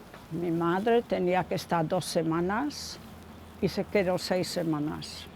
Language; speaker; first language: Spanish; non-native, fluent; German